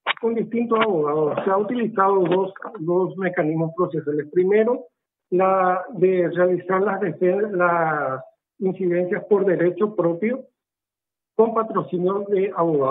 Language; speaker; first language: Spanish; native; Spanish